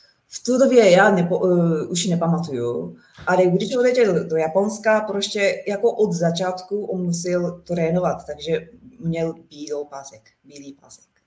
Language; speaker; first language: Czech; non-native, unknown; Japanese